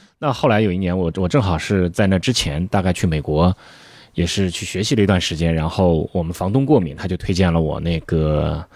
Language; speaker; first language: Chinese; native; Chinese